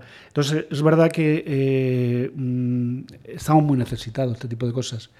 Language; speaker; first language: Spanish; native; Spanish